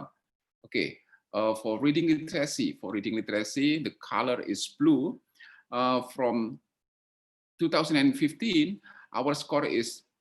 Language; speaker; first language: English; non-native, fluent; Indonesian